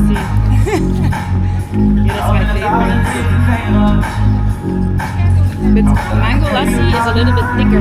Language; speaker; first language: English; non-native, fluent; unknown